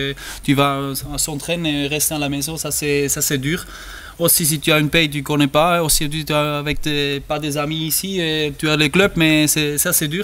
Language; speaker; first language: French; non-native, learner; German